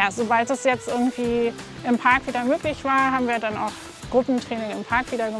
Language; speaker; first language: German; native; German